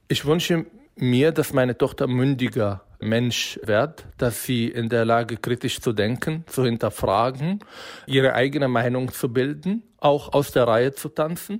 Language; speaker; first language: German; non-native, fluent; Arabic